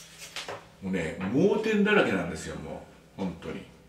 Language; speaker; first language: Japanese; native; Japanese